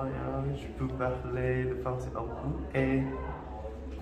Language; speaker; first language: French; non-native, learner; Korean